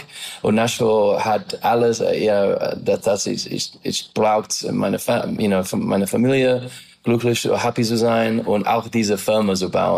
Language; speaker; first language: German; non-native, learner; English